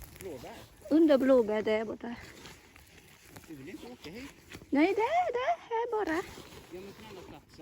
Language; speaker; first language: Swedish; non-native, learner; Thai